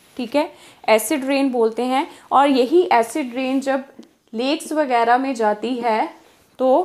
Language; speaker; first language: Hindi; non-native, local second language; Punjabi